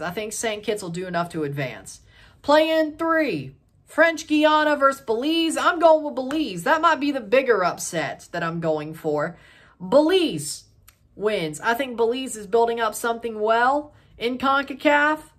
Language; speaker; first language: English; native; English